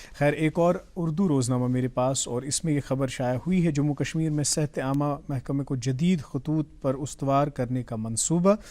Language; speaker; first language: Urdu; non-native, local second language; Kashmiri